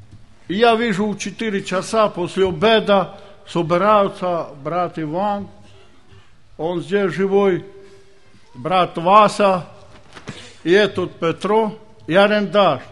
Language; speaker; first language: Ukrainian; non-native, local second language; Romany